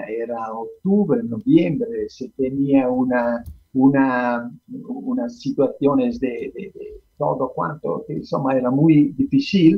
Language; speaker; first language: Spanish; non-native, fluent; Italian